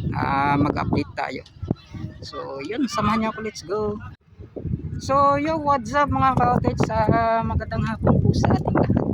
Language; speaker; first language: Filipino; native; Filipino